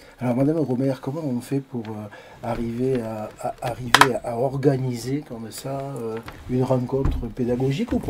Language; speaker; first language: French; native; French